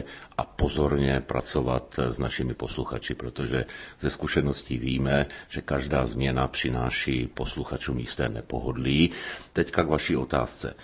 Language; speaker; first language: Czech; native; Czech